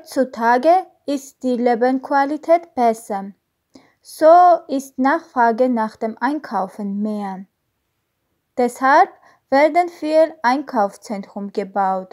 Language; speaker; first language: German; non-native, learner; Armenian